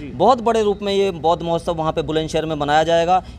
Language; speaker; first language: Hindi; native; Hindi